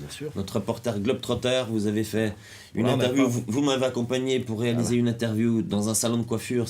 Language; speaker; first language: French; native; French